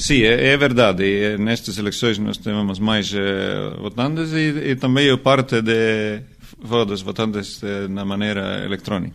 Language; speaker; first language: Portuguese; non-native, learner; Estonian